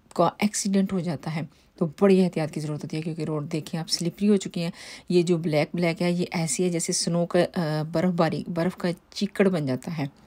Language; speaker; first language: Urdu; native; Urdu